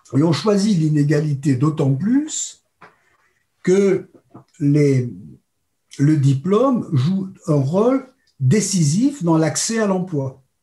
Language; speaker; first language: French; native; French